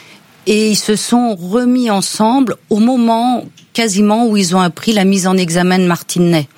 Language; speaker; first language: French; native; French